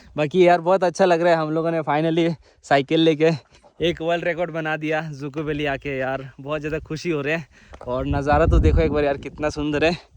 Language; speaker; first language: Hindi; non-native, local second language; Bangla